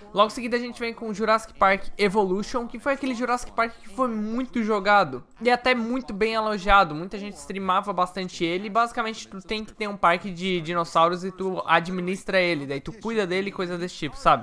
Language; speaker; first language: Portuguese; native; Portuguese